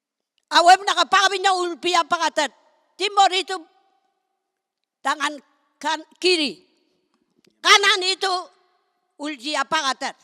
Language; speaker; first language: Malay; non-native, local second language; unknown